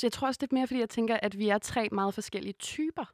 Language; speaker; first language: Danish; native; Danish